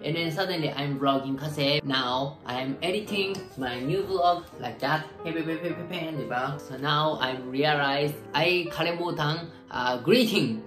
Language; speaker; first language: English; non-native, learner; Japanese